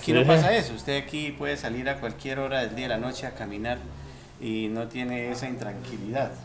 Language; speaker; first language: Spanish; native; Spanish